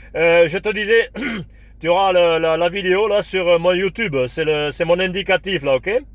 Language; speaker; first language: French; native; French